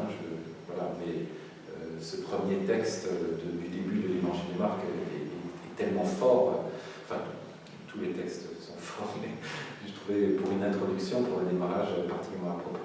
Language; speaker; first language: French; native; French